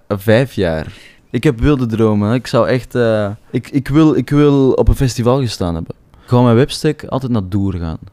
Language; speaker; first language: Dutch; native; Dutch